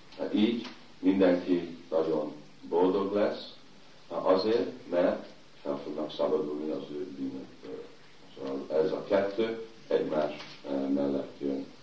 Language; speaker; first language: Hungarian; early bilingual, heritage; Hungarian